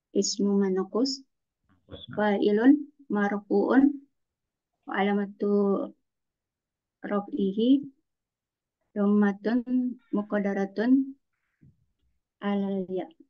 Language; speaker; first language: Arabic; non-native, learner; Indonesian